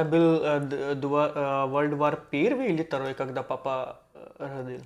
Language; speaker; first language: Russian; non-native, learner; Hindi